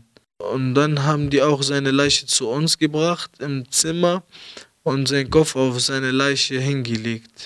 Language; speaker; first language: German; early bilingual, other home language; Arabic